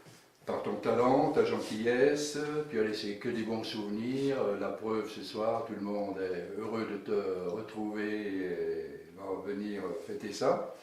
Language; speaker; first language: French; native; French